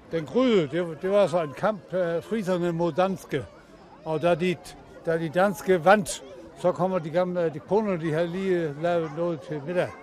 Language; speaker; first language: Danish; non-native, local second language; Western Frisian